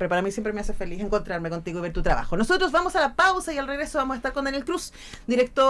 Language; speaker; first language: Spanish; native; Spanish